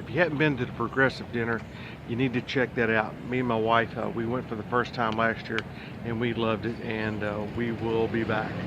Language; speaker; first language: English; native; English